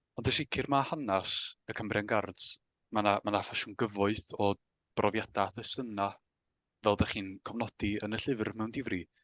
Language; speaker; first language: Welsh; native; Welsh